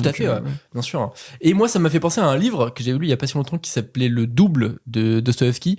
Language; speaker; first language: French; native; French